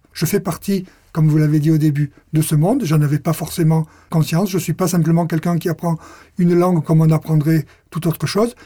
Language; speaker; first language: French; native; French